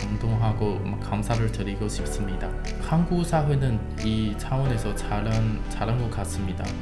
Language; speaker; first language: Korean; non-native, learner; Chinese